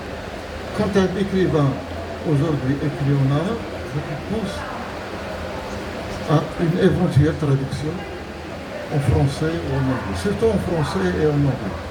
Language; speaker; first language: French; non-native, local second language; Arabic